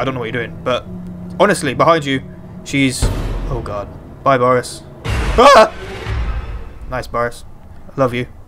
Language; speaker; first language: English; native; English